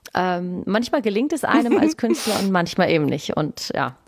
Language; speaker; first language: German; native; German